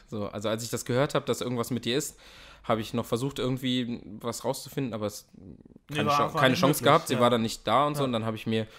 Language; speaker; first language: German; native; German